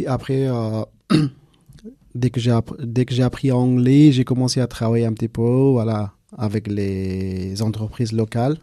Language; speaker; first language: French; non-native, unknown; Persian